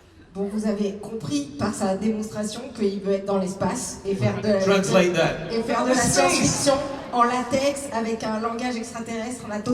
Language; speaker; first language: French; native; French